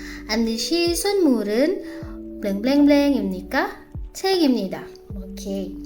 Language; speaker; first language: Korean; non-native, learner; Indonesian